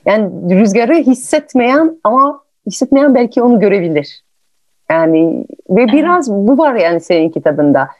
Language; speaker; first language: Turkish; non-native, fluent; French